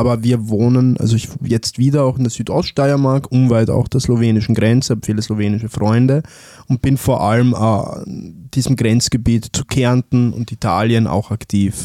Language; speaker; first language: German; early bilingual, other home language; Italian